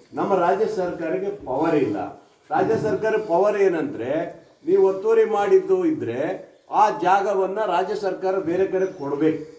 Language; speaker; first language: Kannada; native; Kannada